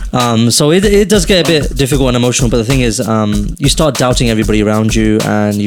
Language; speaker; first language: English; native; English